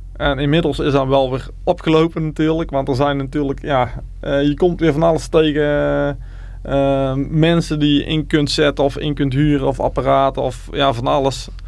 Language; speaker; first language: Dutch; native; Dutch